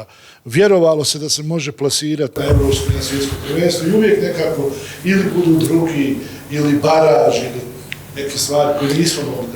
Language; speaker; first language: Bosnian; native; Bosnian